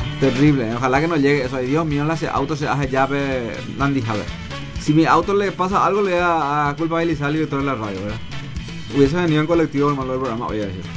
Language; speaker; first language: Spanish; non-native, local second language; Guarani